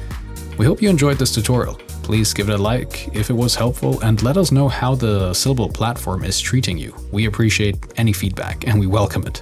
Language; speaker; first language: English; native; English